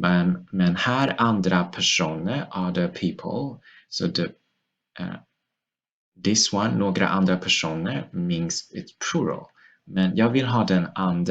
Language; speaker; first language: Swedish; non-native, fluent; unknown